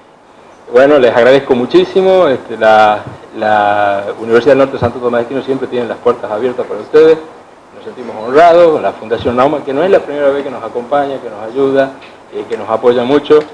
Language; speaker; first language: Spanish; native; Spanish